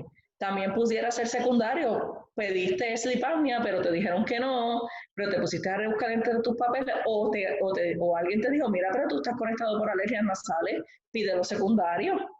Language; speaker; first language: Spanish; native; Spanish